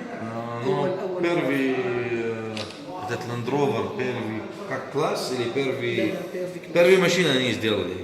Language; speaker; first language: Russian; non-native, learner; Arabic